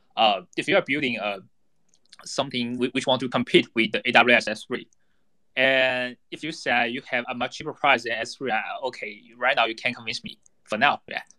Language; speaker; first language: English; non-native, fluent; Chinese